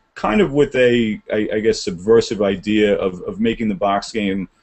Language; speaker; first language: English; native; English